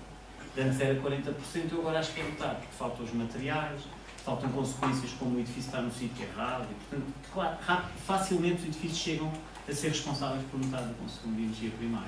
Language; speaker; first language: Portuguese; native; Portuguese